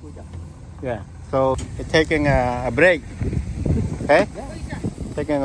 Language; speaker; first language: English; non-native, learner; Khmer